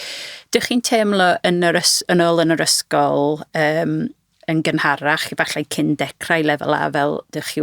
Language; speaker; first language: Welsh; non-native, fluent; English